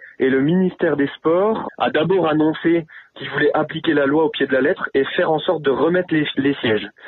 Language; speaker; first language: French; native; French